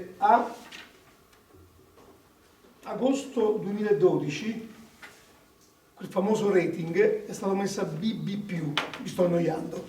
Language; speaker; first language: Italian; native; Italian